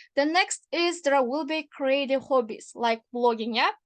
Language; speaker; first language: English; non-native, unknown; Kazakh